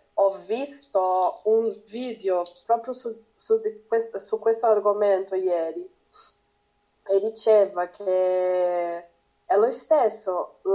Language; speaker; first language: Italian; non-native, learner; Portuguese